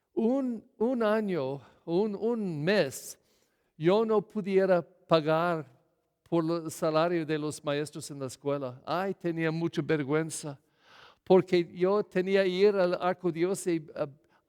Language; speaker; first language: Spanish; non-native, fluent; English